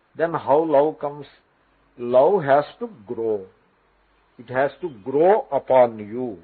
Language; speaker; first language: English; non-native, local second language; Telugu